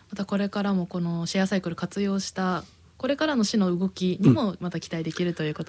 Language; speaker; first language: Japanese; native; Japanese